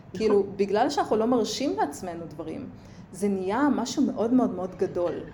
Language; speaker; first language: Hebrew; early bilingual, other home language; Russian